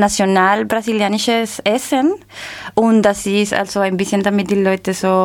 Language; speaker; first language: German; non-native, learner; Spanish